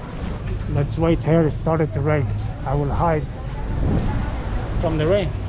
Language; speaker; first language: English; non-native, fluent; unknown